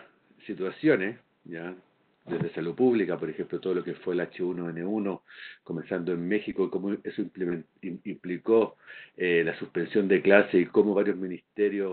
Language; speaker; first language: Spanish; native; Spanish